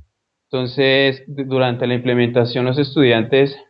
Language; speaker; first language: Spanish; native; Spanish